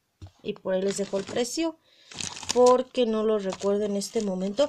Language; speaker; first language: Spanish; native; Spanish